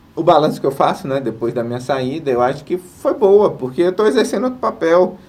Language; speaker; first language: Portuguese; native; Portuguese